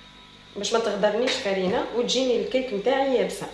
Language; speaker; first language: Arabic; native; Arabic